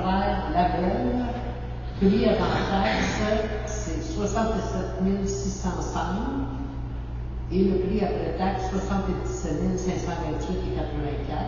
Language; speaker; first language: French; native; French